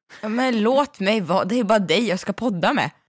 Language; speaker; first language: Swedish; native; Swedish